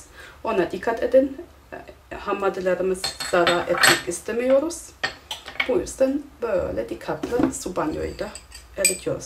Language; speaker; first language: Turkish; non-native, fluent; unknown